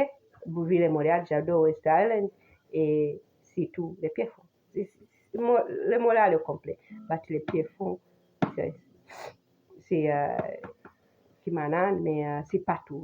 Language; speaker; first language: French; non-native, fluent; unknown